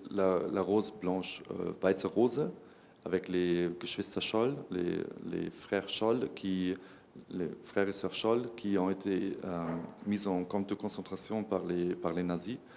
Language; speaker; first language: French; non-native, fluent; German